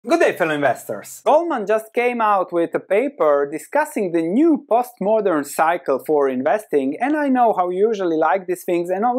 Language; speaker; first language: English; non-native, fluent; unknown